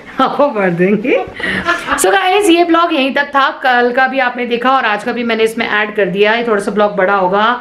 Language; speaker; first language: Hindi; native; Hindi